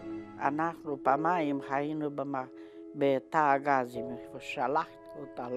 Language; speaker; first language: Hebrew; non-native, learner; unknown